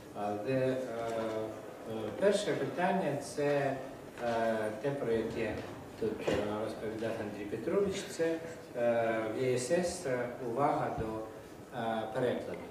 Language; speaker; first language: Ukrainian; non-native, local second language; Russian